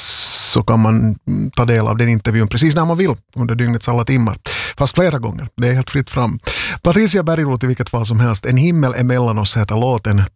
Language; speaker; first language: Swedish; native; Swedish